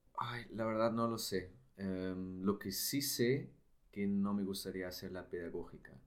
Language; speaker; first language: Spanish; non-native, fluent; German